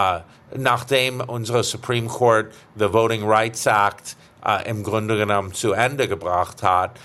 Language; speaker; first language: German; early bilingual, heritage; English